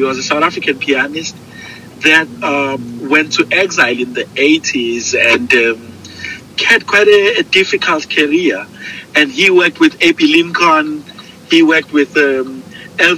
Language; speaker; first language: English; non-native, local second language; Zulu